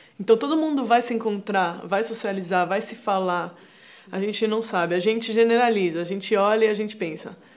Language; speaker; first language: Portuguese; native; Portuguese